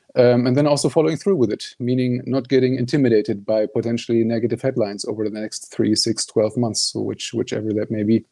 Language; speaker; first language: English; non-native, fluent; German